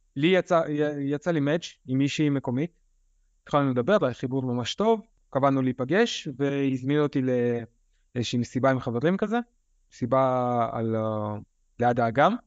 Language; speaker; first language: Hebrew; early bilingual, other home language; Russian